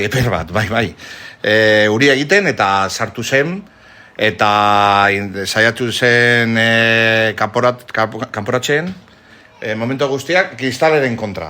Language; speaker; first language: Basque; non-native, local second language; Spanish